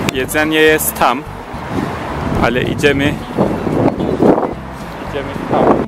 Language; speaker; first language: Polish; non-native, learner; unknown